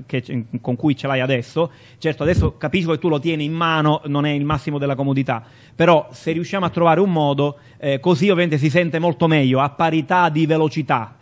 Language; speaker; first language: Italian; native; Italian